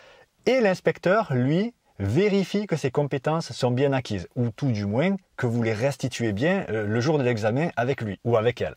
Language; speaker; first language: French; native; French